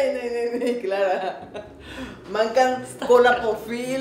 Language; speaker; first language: Swedish; non-native, learner; Spanish